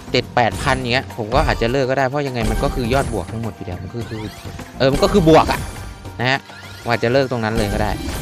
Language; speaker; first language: Thai; native; Thai